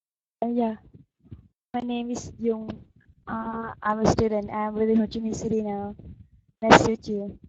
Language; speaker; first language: English; non-native, learner; Vietnamese